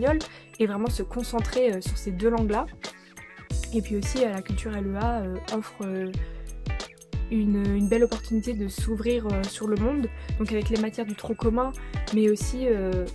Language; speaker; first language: French; native; French